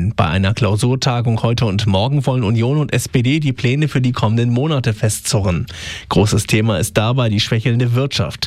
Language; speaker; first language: German; native; German